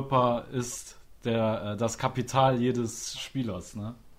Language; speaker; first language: German; native; German